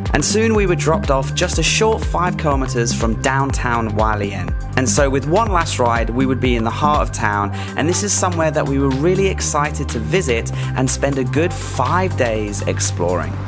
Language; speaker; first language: English; native; English